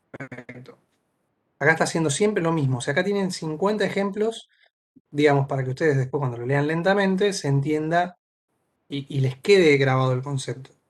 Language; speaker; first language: Spanish; native; Spanish